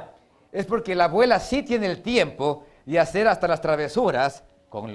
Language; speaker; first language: Spanish; native; Spanish